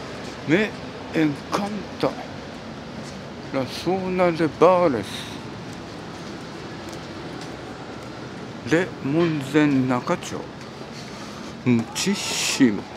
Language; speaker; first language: Spanish; non-native, learner; Japanese